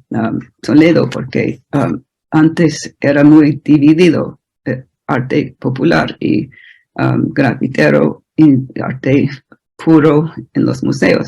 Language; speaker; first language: Spanish; non-native, fluent; English